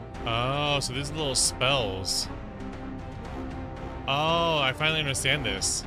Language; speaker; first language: English; native; English